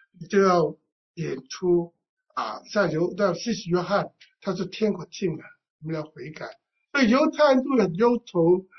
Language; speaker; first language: Chinese; non-native, local second language; Cantonese